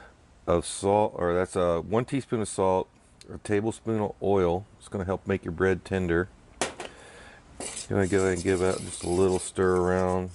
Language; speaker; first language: English; native; English